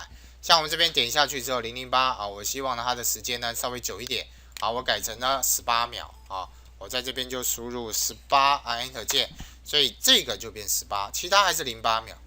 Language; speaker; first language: Chinese; native; Chinese